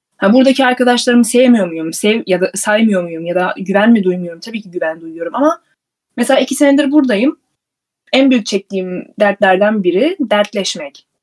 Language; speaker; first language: Turkish; early bilingual, heritage; Turkish